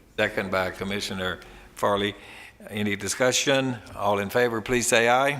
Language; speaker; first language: English; native; English